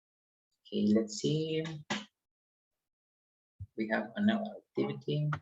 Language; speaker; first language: English; non-native, fluent; Spanish